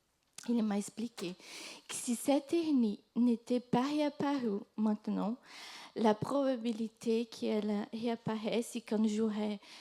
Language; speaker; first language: French; non-native, fluent; Portuguese